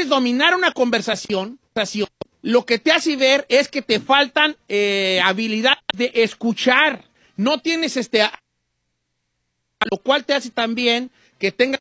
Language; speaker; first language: Spanish; native; Spanish